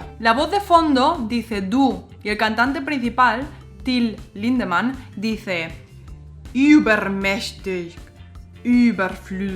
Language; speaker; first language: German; non-native, fluent; Spanish